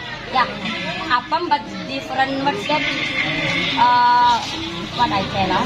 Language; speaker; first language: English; non-native, learner; Sasak